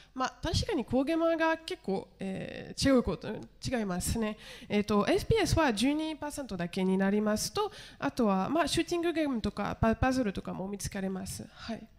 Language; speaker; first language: Japanese; non-native, fluent; French